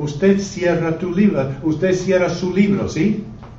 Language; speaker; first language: Spanish; non-native, fluent; English